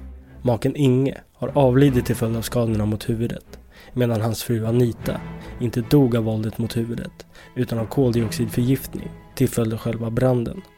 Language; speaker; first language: Swedish; native; Swedish